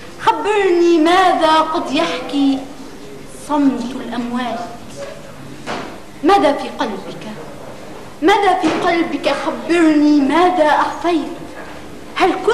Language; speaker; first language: Arabic; native; Arabic